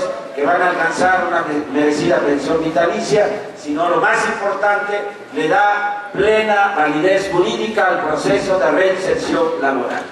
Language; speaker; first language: Spanish; native; Spanish